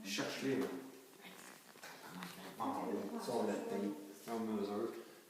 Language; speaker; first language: French; native; French